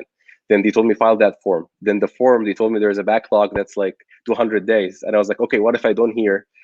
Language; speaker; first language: English; non-native, local second language; Arabic